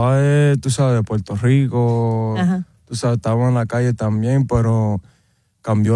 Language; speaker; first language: Spanish; early bilingual, heritage; Spanish